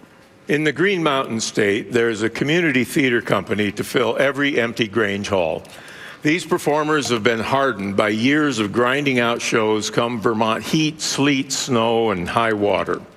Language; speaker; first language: English; native; English